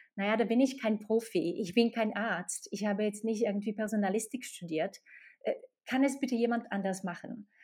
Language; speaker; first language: German; non-native, fluent; Slovak